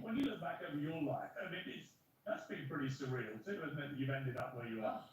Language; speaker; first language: English; native; English